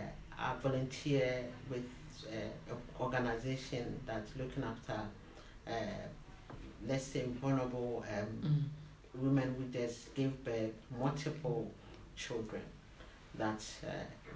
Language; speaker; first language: English; non-native, local second language; Akan